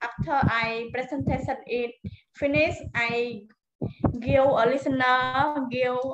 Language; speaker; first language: English; non-native, learner; Khmer